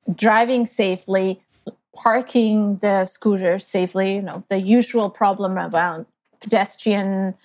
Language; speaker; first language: English; non-native, fluent; German